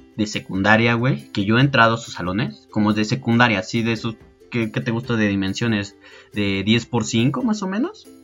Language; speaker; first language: Spanish; native; Spanish